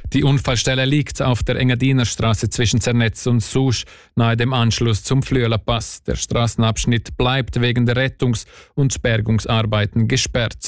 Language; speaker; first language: German; native; German